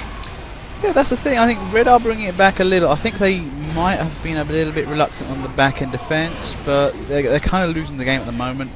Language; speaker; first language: English; native; English